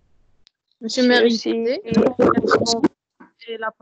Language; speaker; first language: French; non-native, learner; Arabic